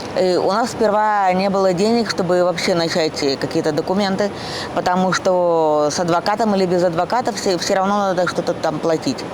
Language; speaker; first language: Russian; native; Russian